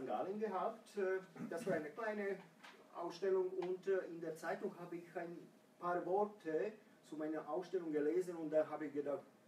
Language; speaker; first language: German; non-native, fluent; Croatian